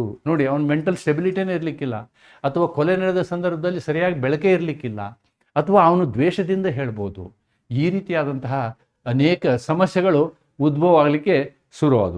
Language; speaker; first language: Kannada; native; Kannada